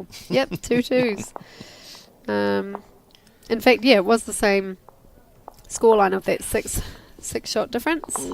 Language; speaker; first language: English; native; English